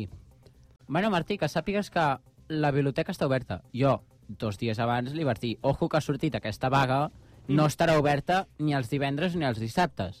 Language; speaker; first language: Catalan; native; Catalan